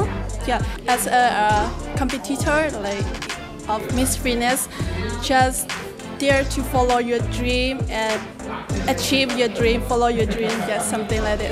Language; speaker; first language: English; non-native, fluent; Lao